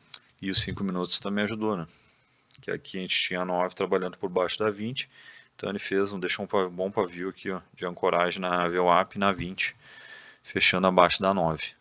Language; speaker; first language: Portuguese; native; Portuguese